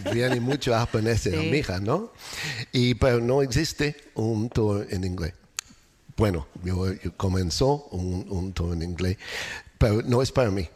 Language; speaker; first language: Spanish; non-native, learner; English